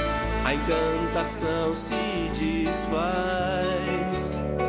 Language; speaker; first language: Portuguese; native; Portuguese